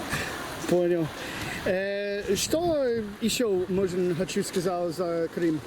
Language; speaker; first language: Russian; non-native, learner; English